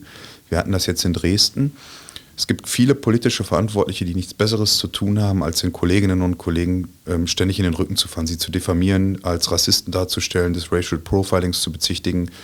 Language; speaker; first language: German; native; German